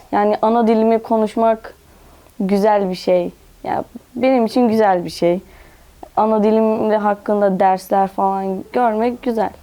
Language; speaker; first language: Turkish; non-native, local second language; Kurdish